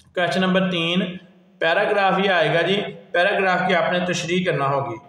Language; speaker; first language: Urdu; non-native, local second language; Punjabi